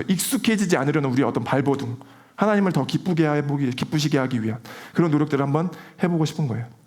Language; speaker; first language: Korean; native; Korean